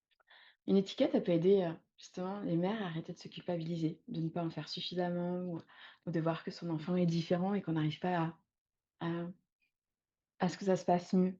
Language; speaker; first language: French; native; French